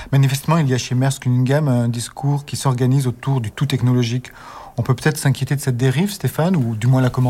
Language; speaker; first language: French; native; French